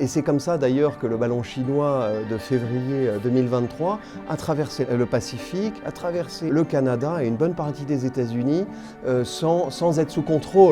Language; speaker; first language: French; native; French